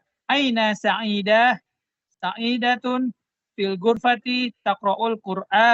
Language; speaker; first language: Arabic; non-native, learner; Indonesian